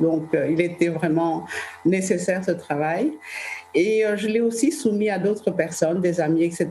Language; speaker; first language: French; early bilingual, other home language; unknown